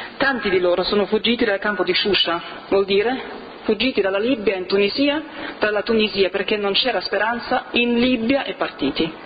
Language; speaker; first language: Italian; non-native, fluent; Arabic